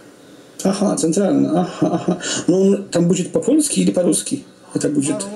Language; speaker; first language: Russian; non-native, learner; Polish